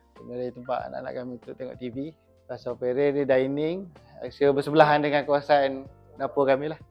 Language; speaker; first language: Malay; native; Malay